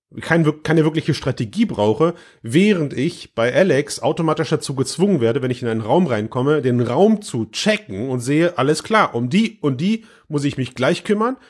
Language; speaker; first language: German; native; German